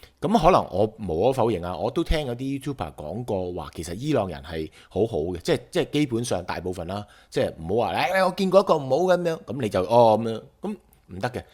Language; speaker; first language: Cantonese; native; Cantonese